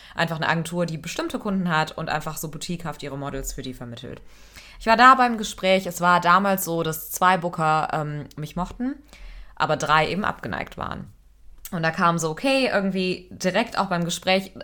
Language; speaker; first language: German; native; German